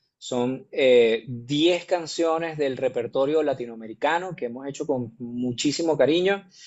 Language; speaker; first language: Spanish; native; Spanish